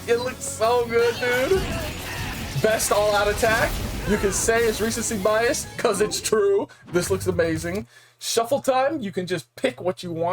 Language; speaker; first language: English; native; English